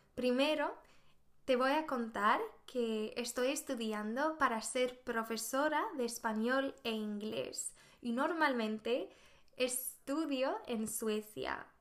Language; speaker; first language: Spanish; non-native, fluent; Swedish